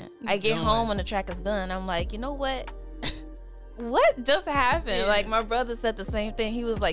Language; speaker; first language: English; non-native, local second language; Akan